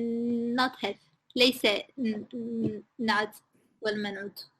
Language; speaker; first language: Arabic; non-native, learner; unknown